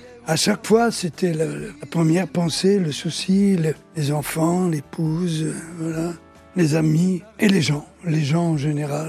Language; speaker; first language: French; early bilingual, other home language; Italian